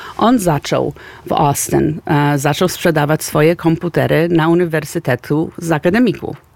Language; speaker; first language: Polish; early bilingual, heritage; Polish